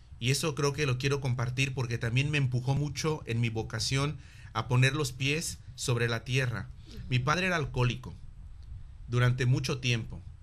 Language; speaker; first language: Spanish; native; Spanish